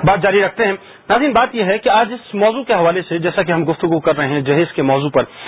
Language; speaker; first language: Urdu; native; Urdu